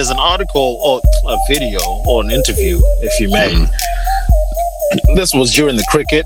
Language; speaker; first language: English; non-native, local second language; Shona